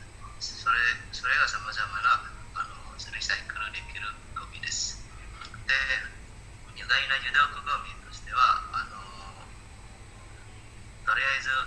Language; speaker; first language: Japanese; non-native, learner; Indonesian